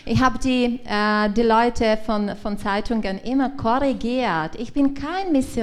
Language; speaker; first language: German; non-native, learner; Czech